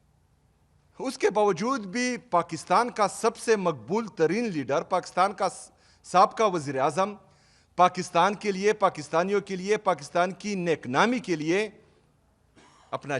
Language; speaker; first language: Urdu; non-native, local second language; Pashto